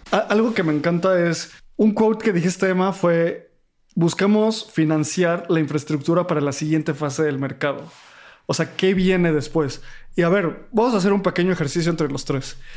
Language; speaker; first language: Spanish; native; Spanish